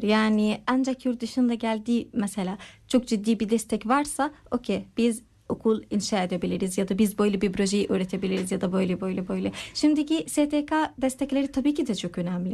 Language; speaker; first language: Turkish; non-native, learner; Arabic